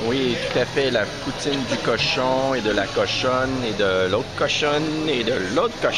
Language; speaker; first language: French; native; French